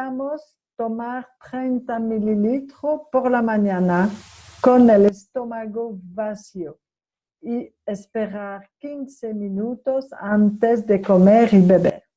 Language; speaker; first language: Spanish; non-native, fluent; French